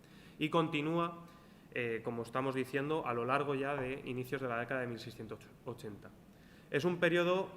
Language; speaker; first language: Spanish; native; Spanish